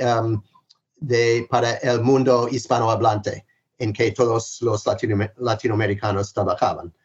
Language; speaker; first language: Spanish; non-native, fluent; English